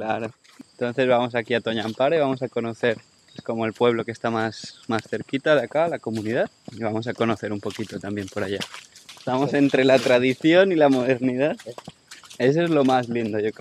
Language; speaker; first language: Spanish; native; Spanish